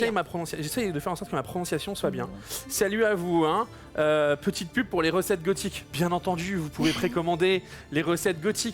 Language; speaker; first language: French; native; French